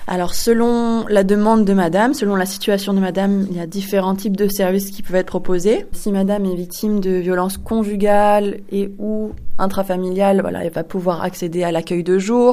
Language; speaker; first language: French; native; French